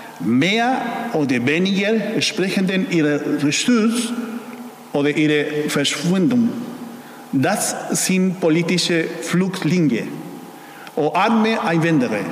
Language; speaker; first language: German; non-native, fluent; Spanish